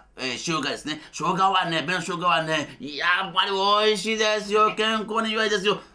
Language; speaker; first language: Japanese; non-native, fluent; Fon